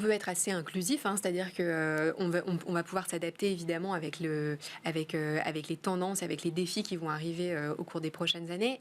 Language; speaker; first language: French; native; French